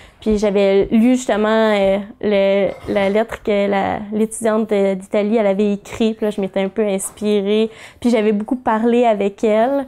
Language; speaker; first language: French; native; French